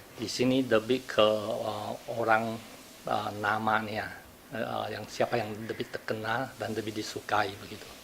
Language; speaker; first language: Indonesian; non-native, fluent; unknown